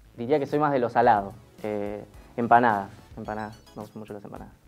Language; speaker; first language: Spanish; native; Spanish